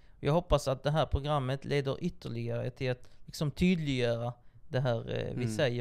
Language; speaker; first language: Swedish; native; Swedish